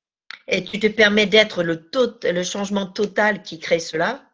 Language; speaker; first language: French; native; French